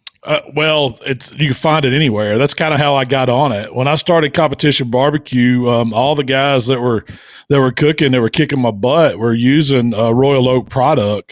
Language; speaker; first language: English; native; English